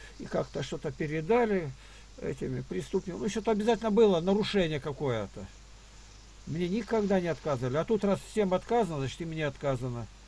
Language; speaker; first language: Russian; native; Russian